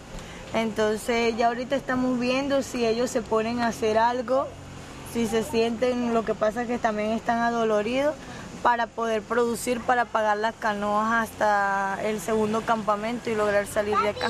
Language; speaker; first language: Spanish; native; Spanish